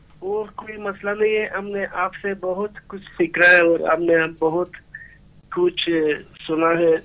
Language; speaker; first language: Urdu; non-native, fluent; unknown